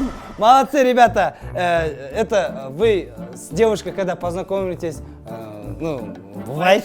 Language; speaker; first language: Russian; non-native, local second language; Kazakh